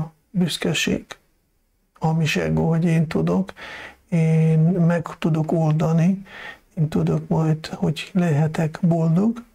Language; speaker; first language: Hungarian; non-native, fluent; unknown